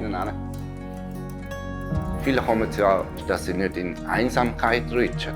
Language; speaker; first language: German; non-native, fluent; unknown